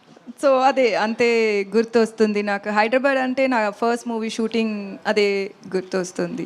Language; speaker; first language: Telugu; non-native, learner; Tamil